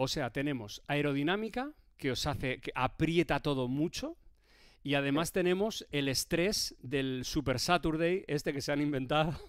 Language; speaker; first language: Spanish; native; Spanish